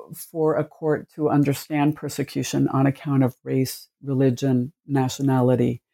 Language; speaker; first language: English; early bilingual, other home language; Spanish